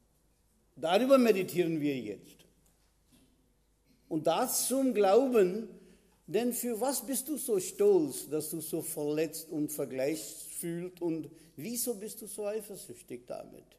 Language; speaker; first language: German; non-native, fluent; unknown